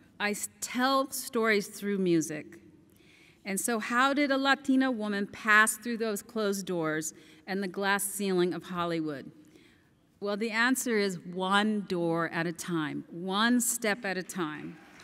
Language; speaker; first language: English; early bilingual, other home language; Spanish